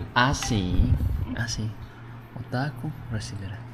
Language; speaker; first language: Portuguese; non-native, learner; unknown